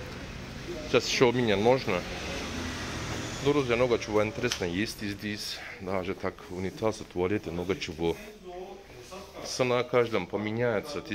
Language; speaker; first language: Russian; non-native, learner; Turkish